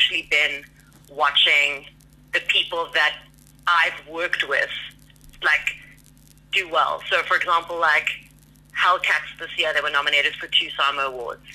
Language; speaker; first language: English; native; English